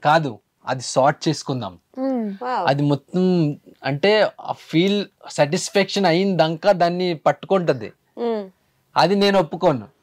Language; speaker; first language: Telugu; early bilingual, heritage; Telugu